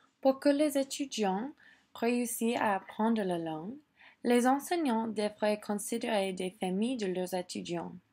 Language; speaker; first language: French; non-native, local second language; English